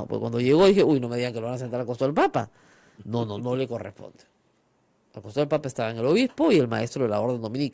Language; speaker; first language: Spanish; native; Spanish